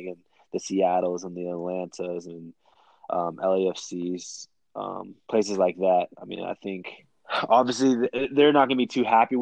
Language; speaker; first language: English; native; English